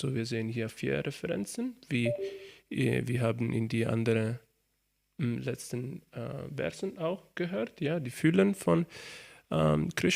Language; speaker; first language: German; non-native, learner; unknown